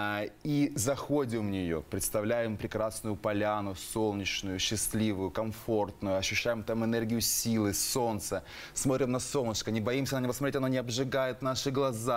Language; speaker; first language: Russian; native; Russian